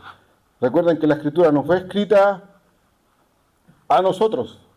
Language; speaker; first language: Spanish; native; Spanish